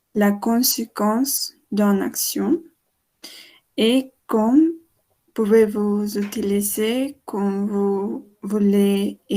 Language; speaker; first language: French; non-native, learner; Spanish